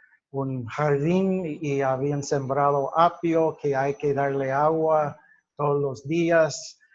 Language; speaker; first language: Spanish; non-native, fluent; English